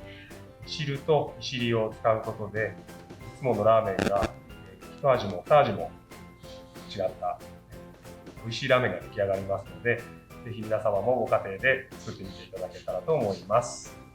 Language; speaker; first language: Japanese; native; Japanese